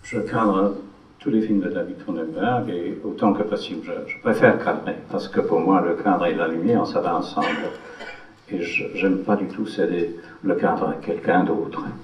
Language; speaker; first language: French; non-native, fluent; English